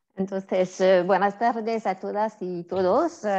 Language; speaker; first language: Spanish; non-native, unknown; French